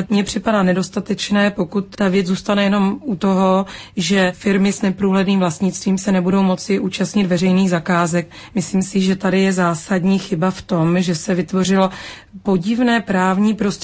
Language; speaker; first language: Czech; native; Czech